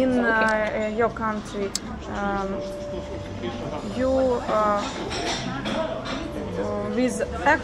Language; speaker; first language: English; non-native, learner; Russian